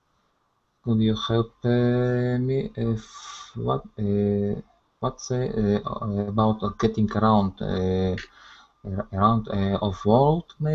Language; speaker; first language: English; non-native, learner; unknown